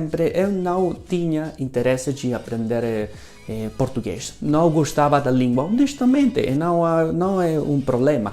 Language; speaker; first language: Portuguese; non-native, fluent; Spanish